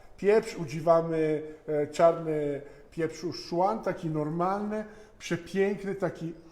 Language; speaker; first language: Polish; non-native, fluent; Italian